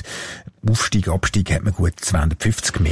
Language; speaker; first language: German; native; German